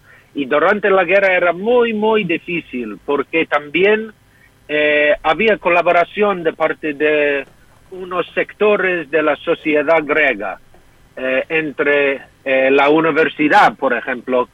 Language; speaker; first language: Spanish; non-native, fluent; English